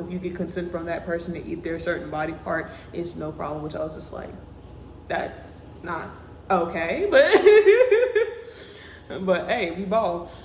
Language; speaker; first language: English; native; English